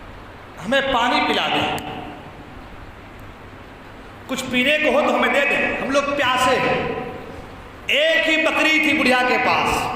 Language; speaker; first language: Urdu; native; Urdu